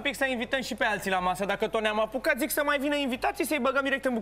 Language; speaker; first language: Romanian; native; Romanian